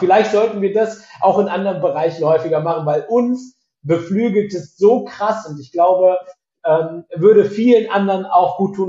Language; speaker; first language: German; native; German